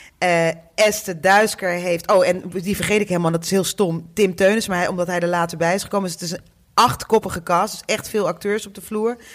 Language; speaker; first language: Dutch; native; Dutch